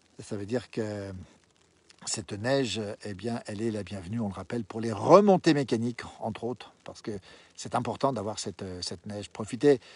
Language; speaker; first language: French; native; French